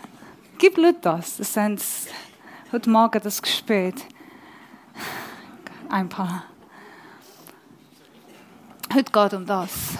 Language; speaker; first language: German; non-native, learner; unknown